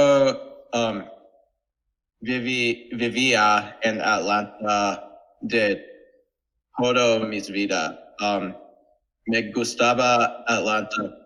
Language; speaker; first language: Spanish; non-native, learner; English